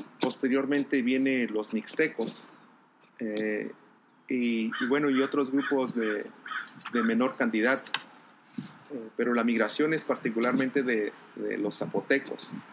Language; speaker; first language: Spanish; non-native, local second language; Zapotec